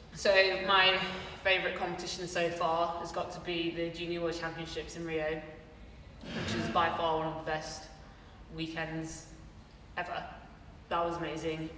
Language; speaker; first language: English; native; English